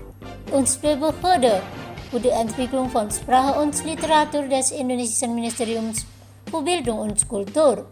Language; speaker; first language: German; non-native, fluent; Indonesian